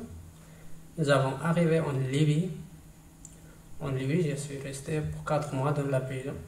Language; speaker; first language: French; non-native, learner; Tigrinya